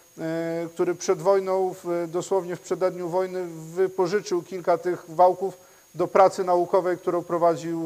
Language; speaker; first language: Polish; native; Polish